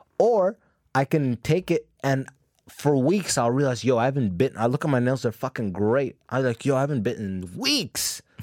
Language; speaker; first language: English; early bilingual, other home language; Arabic